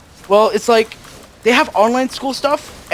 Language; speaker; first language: English; native; English